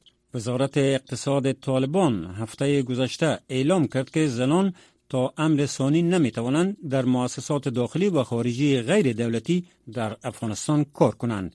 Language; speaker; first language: Persian; native; Persian